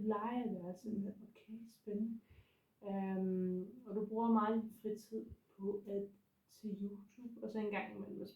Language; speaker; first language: Danish; native; Danish